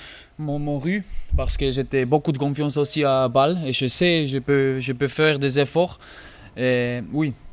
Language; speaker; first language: French; non-native, learner; German